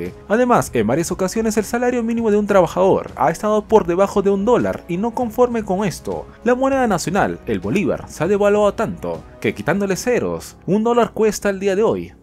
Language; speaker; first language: Spanish; native; Spanish